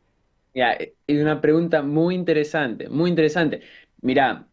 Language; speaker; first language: Spanish; native; Spanish